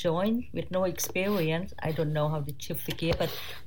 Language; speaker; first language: English; non-native, fluent; Thai